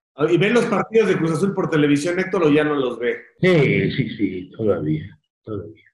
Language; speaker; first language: Spanish; native; Spanish